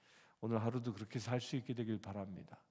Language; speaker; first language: Korean; native; Korean